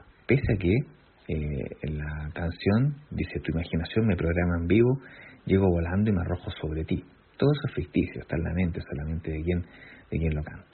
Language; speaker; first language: Spanish; native; Spanish